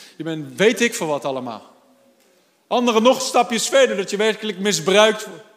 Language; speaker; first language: Dutch; native; Dutch